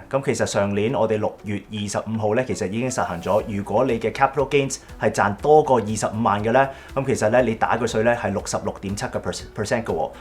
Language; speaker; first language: Cantonese; early bilingual, heritage; Cantonese